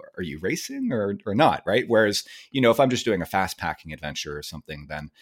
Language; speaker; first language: English; native; English